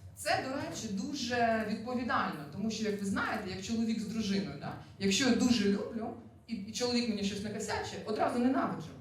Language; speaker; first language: Ukrainian; non-native, local second language; Russian